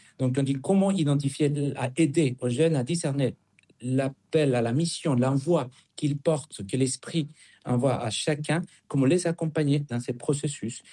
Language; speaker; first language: French; non-native, fluent; Spanish